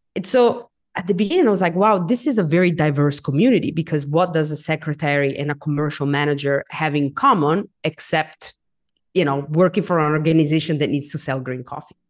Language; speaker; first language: English; non-native, fluent; Italian